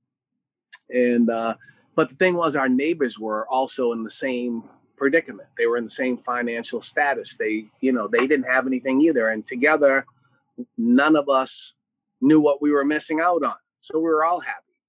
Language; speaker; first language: English; native; English